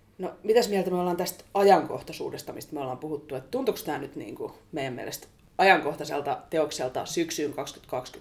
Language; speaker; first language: Finnish; native; Finnish